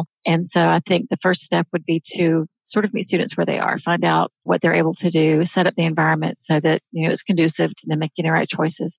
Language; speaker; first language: English; native; English